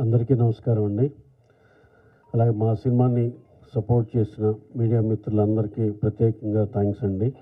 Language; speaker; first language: Telugu; native; Telugu